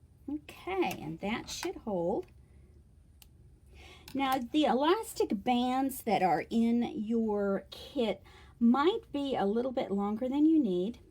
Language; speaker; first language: English; native; English